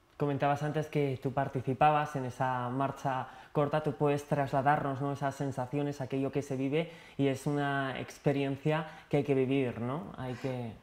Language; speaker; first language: Spanish; native; Spanish